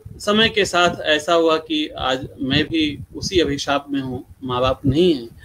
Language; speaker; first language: Hindi; non-native, local second language; Bhojpuri